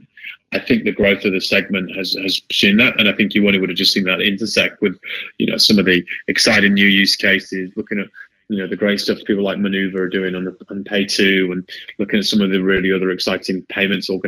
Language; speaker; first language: English; native; English